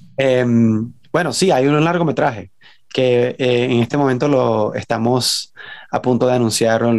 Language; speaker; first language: Spanish; native; Spanish